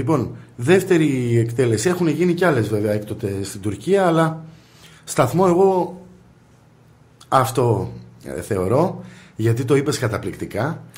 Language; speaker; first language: Greek; native; Greek